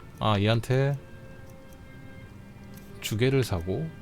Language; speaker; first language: Korean; native; Korean